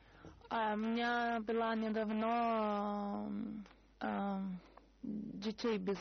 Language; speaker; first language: Russian; non-native, learner; Portuguese